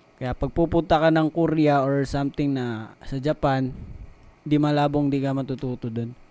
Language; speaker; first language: Filipino; non-native, local second language; Cebuano